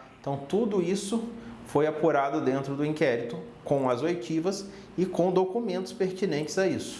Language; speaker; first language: Portuguese; native; Portuguese